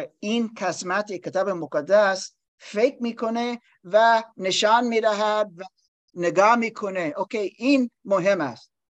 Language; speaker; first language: Persian; non-native, learner; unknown